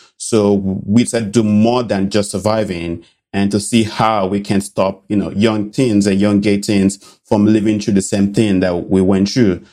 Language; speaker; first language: English; non-native, local second language; Bini